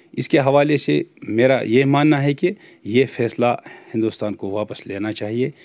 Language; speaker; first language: Hindi; non-native, local second language; Kashmiri